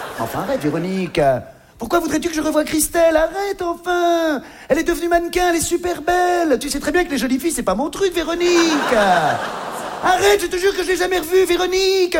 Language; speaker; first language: French; native; French